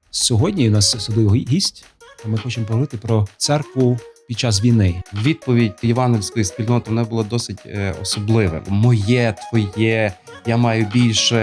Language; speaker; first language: Ukrainian; non-native, fluent; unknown